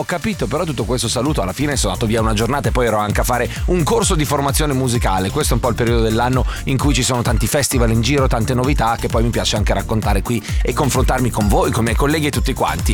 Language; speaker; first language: Italian; native; Italian